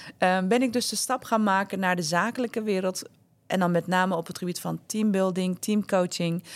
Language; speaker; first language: Dutch; early bilingual, other home language; Turkish